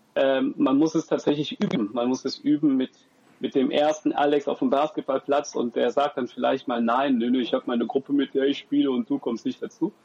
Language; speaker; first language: German; early bilingual, other home language; French